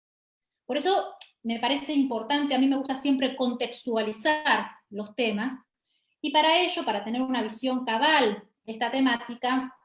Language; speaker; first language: Spanish; native; Spanish